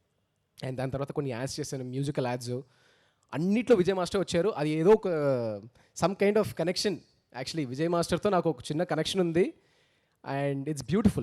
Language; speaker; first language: Telugu; early bilingual, heritage; Telugu